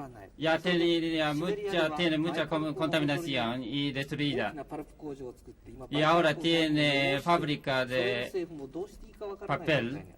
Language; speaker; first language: Spanish; non-native, learner; Japanese